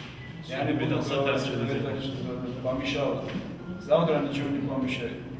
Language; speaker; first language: Russian; non-native, fluent; Georgian